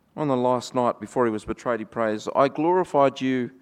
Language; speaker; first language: English; native; English